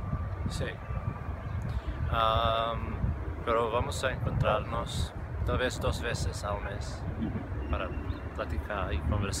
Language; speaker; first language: Spanish; non-native, fluent; English